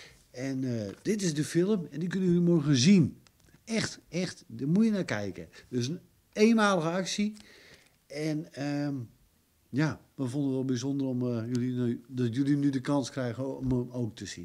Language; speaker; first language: Dutch; native; Dutch